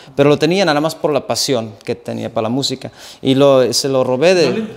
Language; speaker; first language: Spanish; non-native, fluent; Dutch